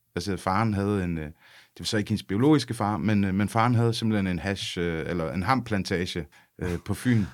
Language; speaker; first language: Danish; early bilingual, other home language; English